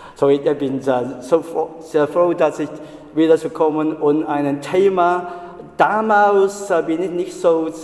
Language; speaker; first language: German; non-native, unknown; Chinese